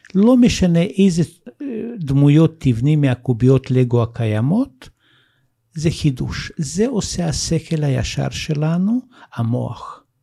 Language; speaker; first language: Hebrew; non-native, fluent; Russian